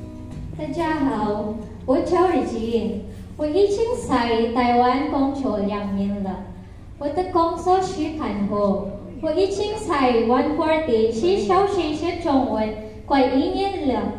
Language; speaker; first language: Chinese; non-native, learner; Filipino